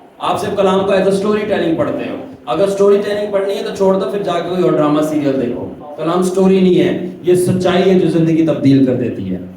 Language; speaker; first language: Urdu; non-native, local second language; Punjabi